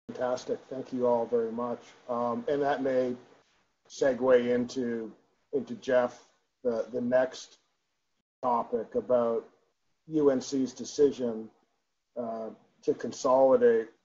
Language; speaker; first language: English; native; English